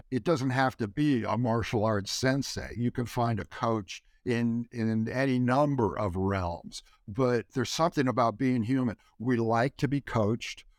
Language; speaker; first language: English; native; English